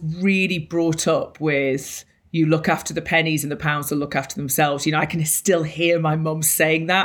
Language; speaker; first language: English; native; English